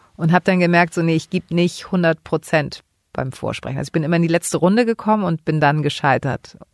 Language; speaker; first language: German; early bilingual, other home language; Greek